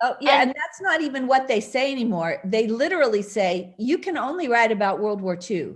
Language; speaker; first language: English; native; English